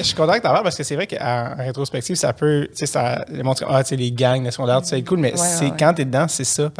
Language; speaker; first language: French; native; French